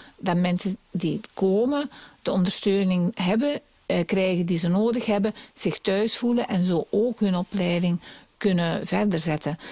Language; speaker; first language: Dutch; native; Dutch